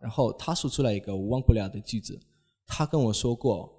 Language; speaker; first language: Chinese; non-native, fluent; Polish